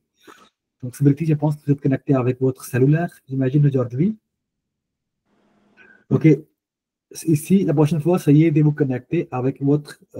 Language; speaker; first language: French; non-native, fluent; Hindi